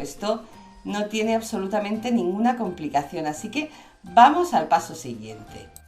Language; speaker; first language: Spanish; native; Spanish